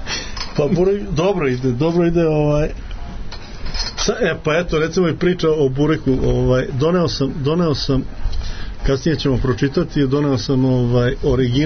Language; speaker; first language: Serbian; native; Serbian